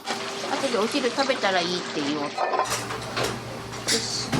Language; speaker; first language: Japanese; native; Japanese